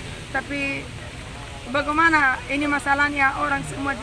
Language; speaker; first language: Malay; non-native, learner; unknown